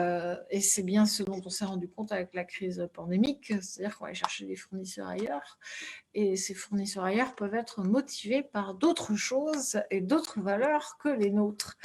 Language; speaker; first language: French; native; French